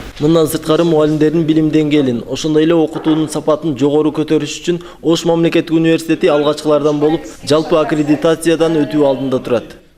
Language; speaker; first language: Kyrgyz; native; Kyrgyz